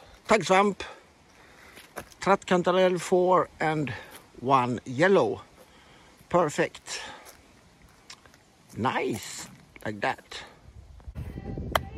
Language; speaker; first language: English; non-native, learner; Swedish